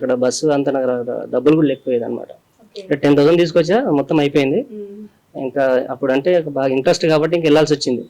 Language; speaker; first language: Telugu; native; Telugu